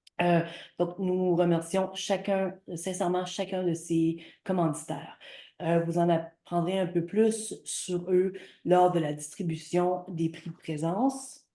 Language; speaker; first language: French; native; French